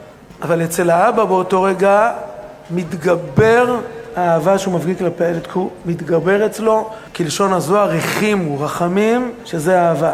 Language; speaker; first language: Hebrew; native; Hebrew